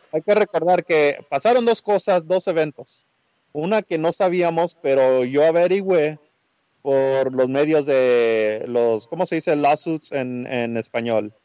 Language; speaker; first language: Spanish; early bilingual, heritage; Spanish